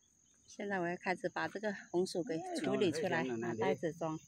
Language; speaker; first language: Chinese; native; Chinese